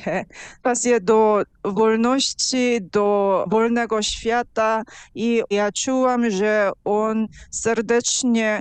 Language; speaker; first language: Polish; non-native, fluent; Korean